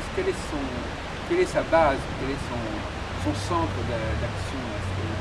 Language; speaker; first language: French; native; French